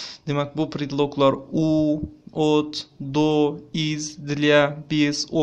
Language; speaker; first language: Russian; non-native, fluent; Uzbek